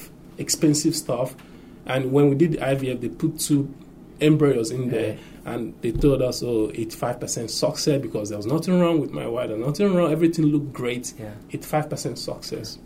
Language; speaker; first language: English; non-native, local second language; Igbo